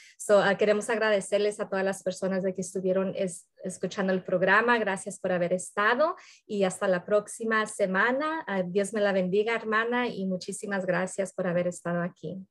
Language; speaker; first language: Spanish; early bilingual, heritage; Spanish